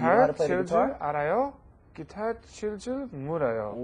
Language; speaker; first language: Korean; non-native, learner; English